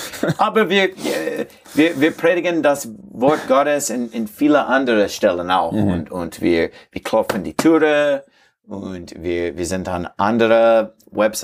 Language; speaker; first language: German; non-native, fluent; English